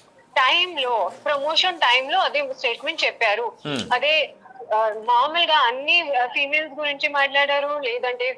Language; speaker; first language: Telugu; non-native, learner; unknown